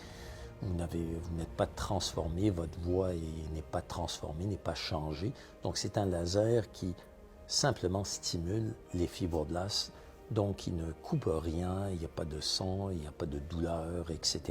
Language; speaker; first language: French; native; French